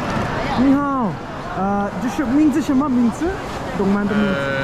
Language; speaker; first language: Chinese; non-native, learner; Hindi